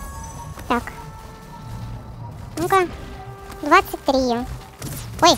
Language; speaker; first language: Russian; native; Russian